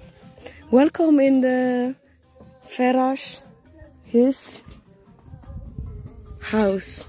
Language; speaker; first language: English; non-native, fluent; Dutch